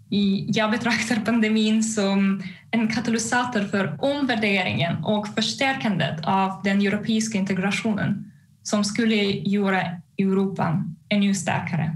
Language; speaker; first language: Swedish; non-native, fluent; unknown